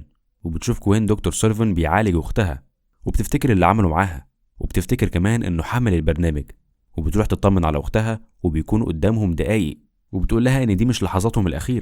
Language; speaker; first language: Arabic; native; Arabic